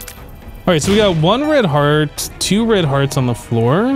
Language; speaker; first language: English; native; English